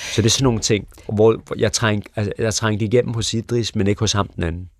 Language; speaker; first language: Danish; early bilingual, other home language; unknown